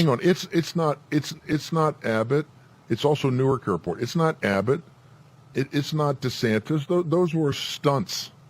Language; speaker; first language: English; native; English